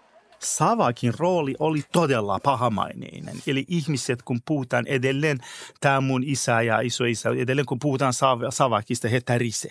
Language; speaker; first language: Finnish; non-native, fluent; Persian